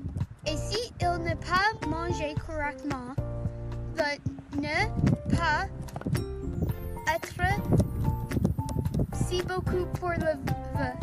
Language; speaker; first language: French; non-native, learner; English